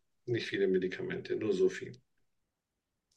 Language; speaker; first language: German; native; German